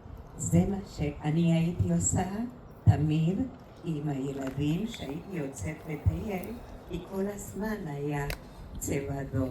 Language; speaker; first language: Hebrew; non-native, fluent; Spanish